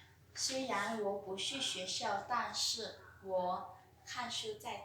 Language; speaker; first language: Chinese; non-native, learner; Lao